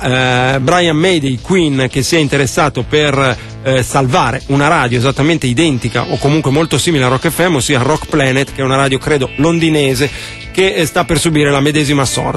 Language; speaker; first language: Italian; native; Italian